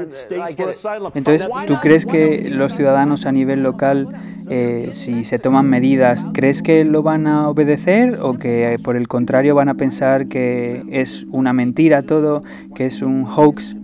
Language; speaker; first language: Spanish; native; Spanish